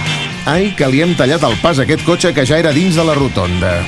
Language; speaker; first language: Catalan; native; Catalan